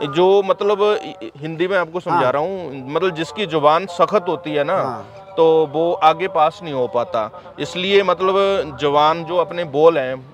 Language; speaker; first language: Hindi; native; Hindi